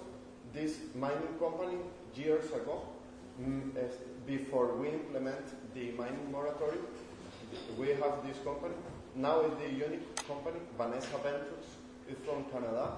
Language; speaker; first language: English; non-native, learner; Spanish